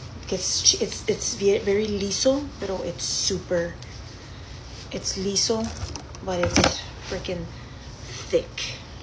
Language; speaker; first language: English; early bilingual, other home language; Spanish